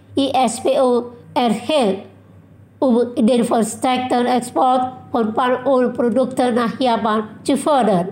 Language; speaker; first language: German; non-native, learner; Indonesian